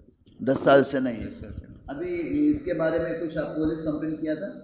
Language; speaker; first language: Hindi; non-native, local second language; Kannada